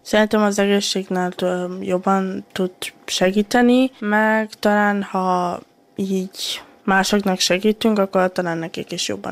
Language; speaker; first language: Hungarian; early bilingual, heritage; Hungarian